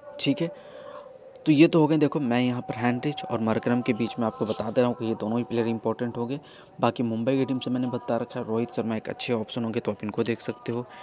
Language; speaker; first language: Hindi; native; Hindi